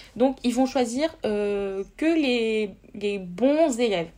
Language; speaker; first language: French; native; French